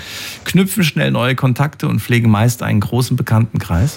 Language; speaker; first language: German; native; German